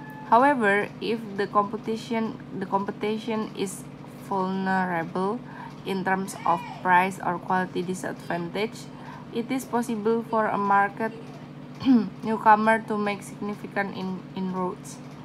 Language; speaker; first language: English; non-native, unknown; Indonesian